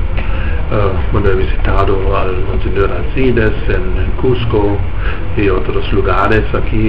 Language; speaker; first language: Spanish; non-native, fluent; German